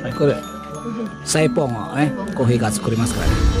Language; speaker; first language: Japanese; non-native, fluent; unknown